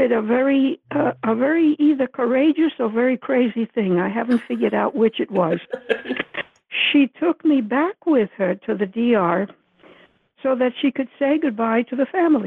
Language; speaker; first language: English; early bilingual, other home language; Spanish